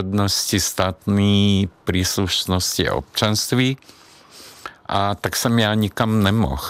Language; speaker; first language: Czech; non-native, fluent; Hungarian